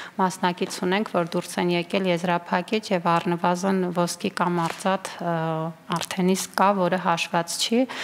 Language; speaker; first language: Armenian; native; Armenian